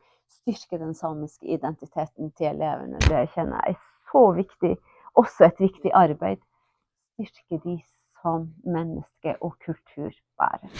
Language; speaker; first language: Norwegian; non-native, local second language; Northern Sami